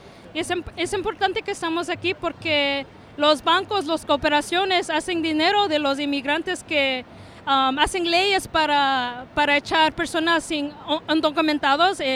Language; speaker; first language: Spanish; early bilingual, heritage; Spanish